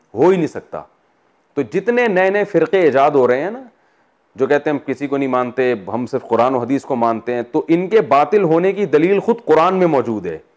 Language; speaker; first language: Urdu; native; Urdu